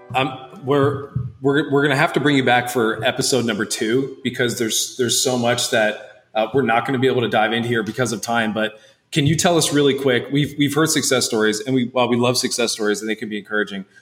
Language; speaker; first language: English; native; English